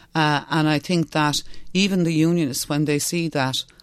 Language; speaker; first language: English; non-native, local second language; Irish